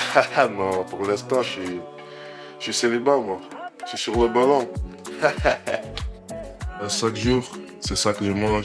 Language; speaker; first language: French; non-native, local second language; Wolof